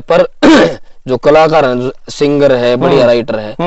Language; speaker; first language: Hindi; native; Hindi